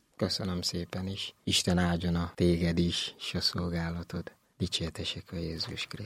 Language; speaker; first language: Hungarian; non-native, fluent; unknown